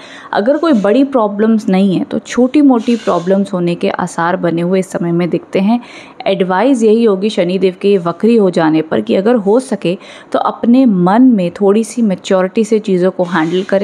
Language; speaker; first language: Hindi; native; Hindi